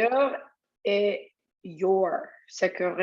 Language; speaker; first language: French; non-native, learner; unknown